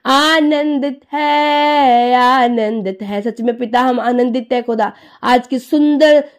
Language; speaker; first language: Hindi; non-native, local second language; Punjabi